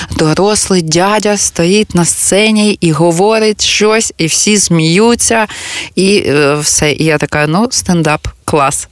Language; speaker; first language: Ukrainian; non-native, local second language; Russian